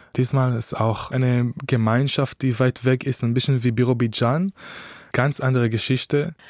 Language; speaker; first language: German; non-native, fluent; Hebrew